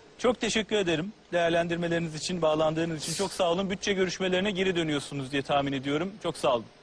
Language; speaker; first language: Turkish; native; Turkish